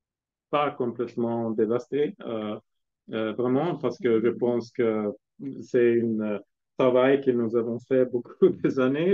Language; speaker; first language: French; non-native, fluent; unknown